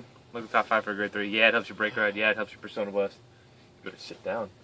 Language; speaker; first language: English; native; English